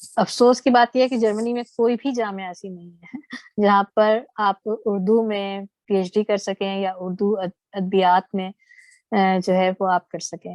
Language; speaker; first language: Urdu; native; Urdu